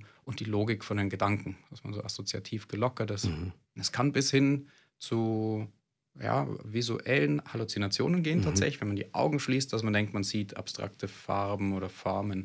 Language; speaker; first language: German; native; German